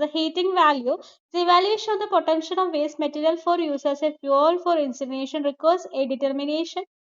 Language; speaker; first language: English; non-native, local second language; Malayalam